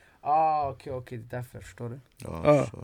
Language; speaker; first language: Swedish; non-native, fluent; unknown